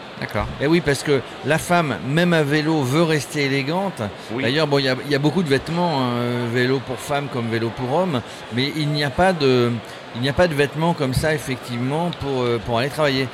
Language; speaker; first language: French; native; French